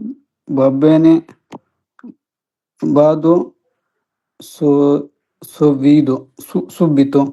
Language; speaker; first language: Italian; non-native, learner; Bangla